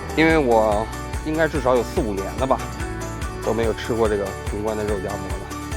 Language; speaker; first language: Chinese; native; Chinese